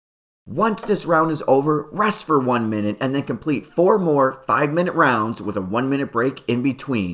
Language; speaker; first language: English; native; English